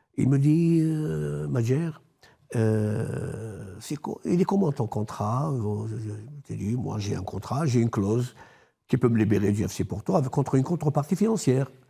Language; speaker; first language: French; non-native, local second language; Arabic